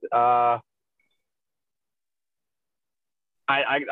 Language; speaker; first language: English; native; English